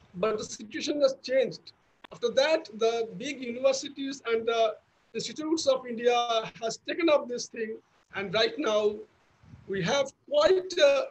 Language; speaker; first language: English; non-native, local second language; Bangla